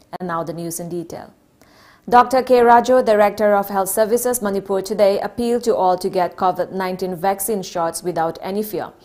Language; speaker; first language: English; non-native, local second language; Manipuri